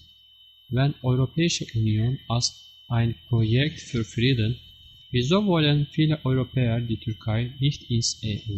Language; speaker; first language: German; non-native, learner; Turkish